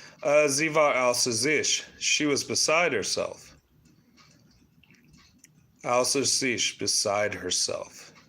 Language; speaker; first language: German; non-native, learner; English